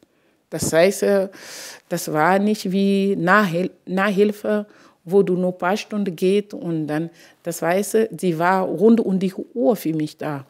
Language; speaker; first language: German; non-native, fluent; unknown